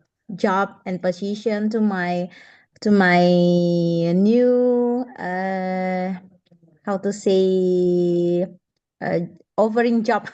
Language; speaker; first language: English; non-native, learner; Indonesian